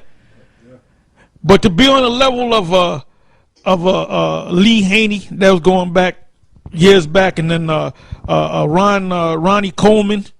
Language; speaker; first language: English; native; English